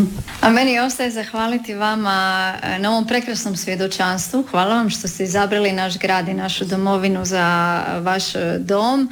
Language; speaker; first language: Serbian; native; Serbian